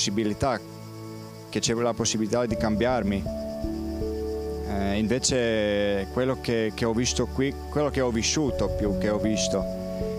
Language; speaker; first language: Italian; non-native, fluent; Polish